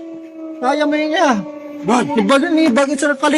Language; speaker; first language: Filipino; non-native, local second language; Cebuano